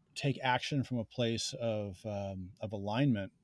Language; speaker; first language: English; native; English